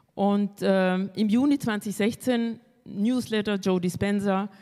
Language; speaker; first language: German; early bilingual, other home language; Spanish